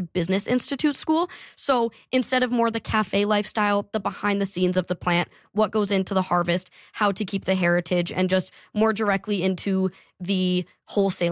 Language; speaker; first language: English; native; English